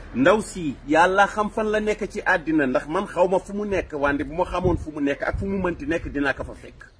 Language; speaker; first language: Wolof; non-native, local second language; Fula